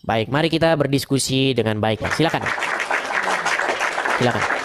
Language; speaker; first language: Indonesian; native; Indonesian